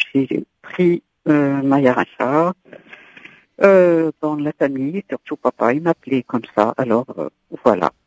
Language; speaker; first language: French; non-native, local second language; Arabic